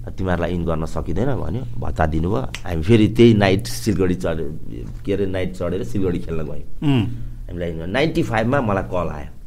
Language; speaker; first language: Nepali; native; Nepali